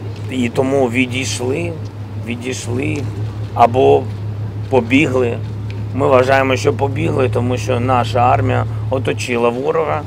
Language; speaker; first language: Ukrainian; non-native, local second language; Russian